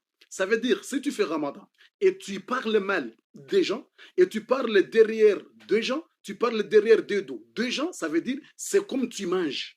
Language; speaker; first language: French; non-native, learner; Comorian